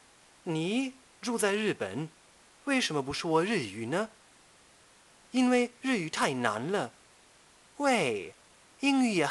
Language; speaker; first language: Chinese; non-native, fluent; German